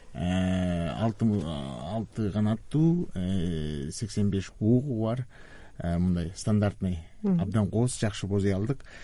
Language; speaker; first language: Kyrgyz; native; Kyrgyz